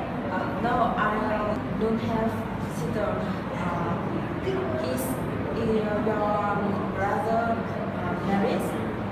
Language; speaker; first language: English; non-native, learner; Vietnamese